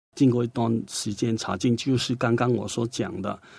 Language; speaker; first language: Chinese; non-native, local second language; Cantonese